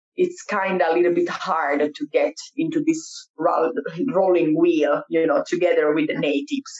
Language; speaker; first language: English; non-native, fluent; Italian